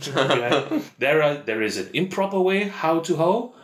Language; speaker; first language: English; non-native, local second language; Malay